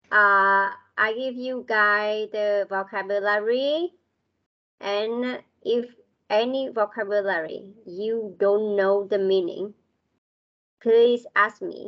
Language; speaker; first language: English; non-native, learner; Vietnamese